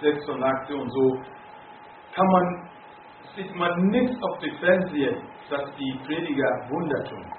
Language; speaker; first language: German; non-native, fluent; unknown